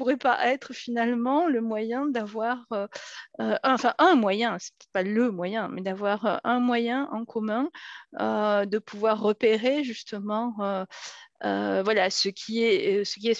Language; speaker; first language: French; native; French